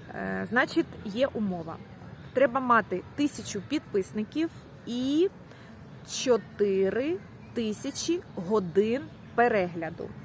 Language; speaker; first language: Ukrainian; non-native, local second language; Russian